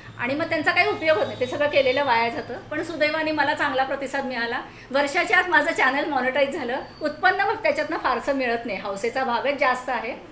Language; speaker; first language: Marathi; native; Marathi